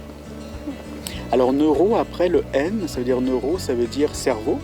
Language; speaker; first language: French; native; French